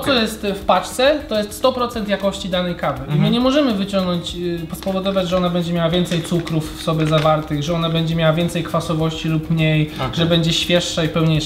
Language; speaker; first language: Polish; native; Polish